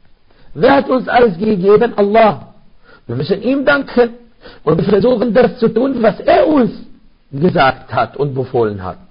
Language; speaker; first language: German; non-native, fluent; Arabic